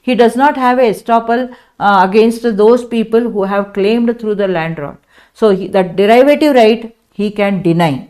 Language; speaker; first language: English; non-native, local second language; Kannada